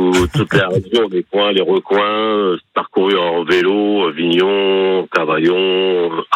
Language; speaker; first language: French; native; French